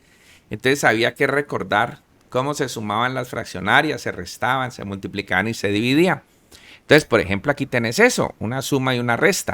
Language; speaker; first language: Spanish; native; Spanish